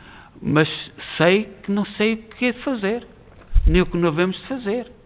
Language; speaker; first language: Portuguese; native; Portuguese